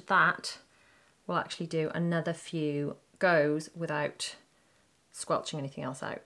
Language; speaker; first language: English; native; English